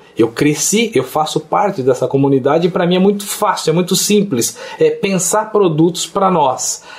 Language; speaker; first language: Portuguese; native; Portuguese